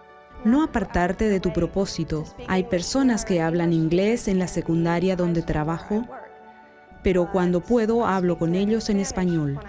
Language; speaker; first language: Spanish; non-native, fluent; English